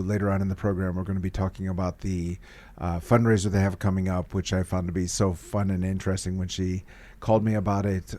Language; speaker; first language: English; native; English